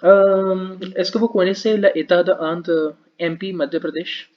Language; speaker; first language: French; non-native, learner; Hindi